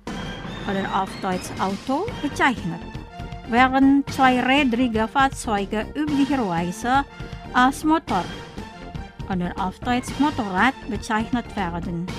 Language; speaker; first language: German; non-native, fluent; Indonesian